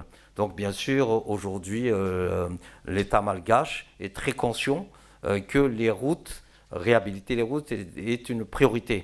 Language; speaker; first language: French; non-native, local second language; Malagasy